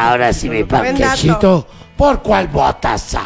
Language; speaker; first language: Spanish; native; Spanish